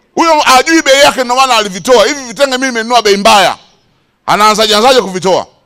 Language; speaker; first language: Swahili; native; Swahili